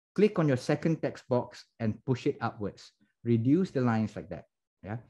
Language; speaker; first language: English; non-native, local second language; Malay